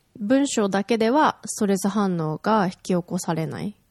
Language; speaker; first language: Japanese; early bilingual, heritage; Japanese